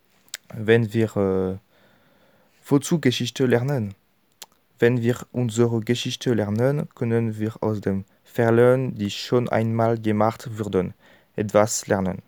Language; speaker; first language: German; non-native, learner; French